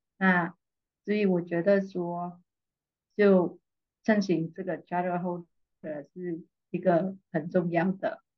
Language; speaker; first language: Chinese; non-native, fluent; Vietnamese